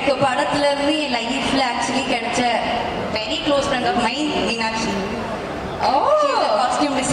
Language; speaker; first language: Tamil; non-native, learner; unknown